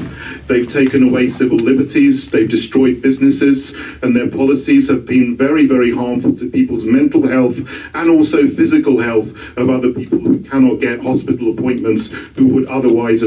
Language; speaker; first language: English; native; English